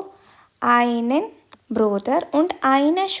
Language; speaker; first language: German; non-native, fluent; Malayalam